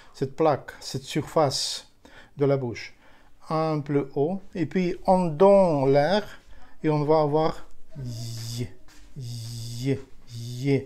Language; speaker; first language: French; non-native, learner; Ukrainian